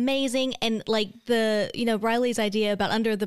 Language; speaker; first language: English; native; English